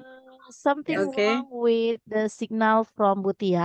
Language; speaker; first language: English; non-native, fluent; Indonesian